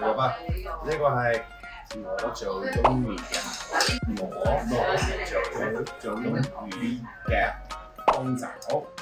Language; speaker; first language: Cantonese; non-native, fluent; English